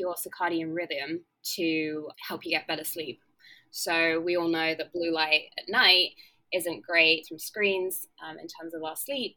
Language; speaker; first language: English; native; English